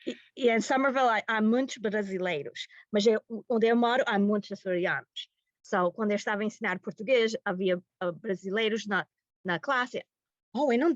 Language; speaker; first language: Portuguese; early bilingual, heritage; Portuguese